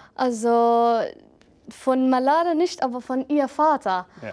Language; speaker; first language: German; non-native, fluent; Arabic